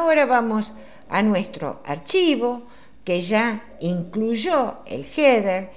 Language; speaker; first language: Spanish; native; Spanish